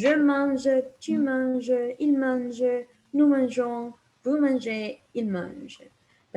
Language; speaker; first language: French; non-native, fluent; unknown